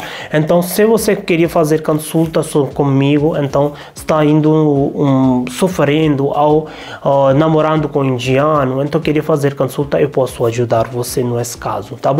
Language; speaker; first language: Portuguese; non-native, learner; Hindi